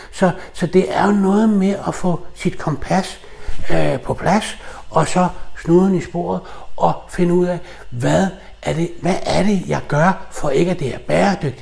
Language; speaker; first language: Danish; native; Danish